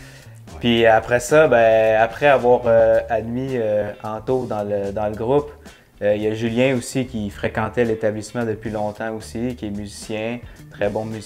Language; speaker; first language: French; native; French